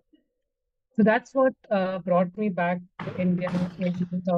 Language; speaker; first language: English; non-native, local second language; Gujarati